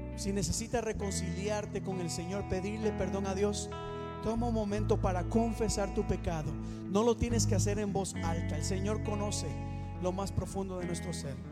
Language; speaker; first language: Spanish; native; Spanish